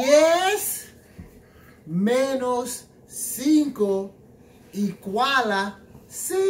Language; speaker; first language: Spanish; non-native, learner; English